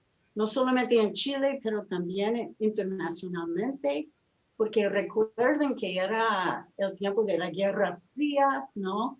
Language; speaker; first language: Spanish; non-native, fluent; English